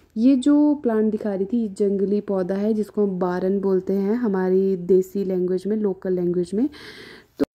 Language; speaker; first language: Hindi; non-native, local second language; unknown